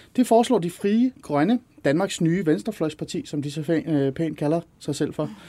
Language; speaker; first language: Danish; early bilingual, other home language; Persian